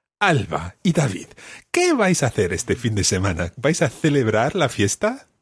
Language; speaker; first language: Spanish; non-native, fluent; English